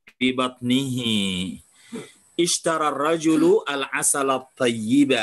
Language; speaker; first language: Arabic; non-native, fluent; Indonesian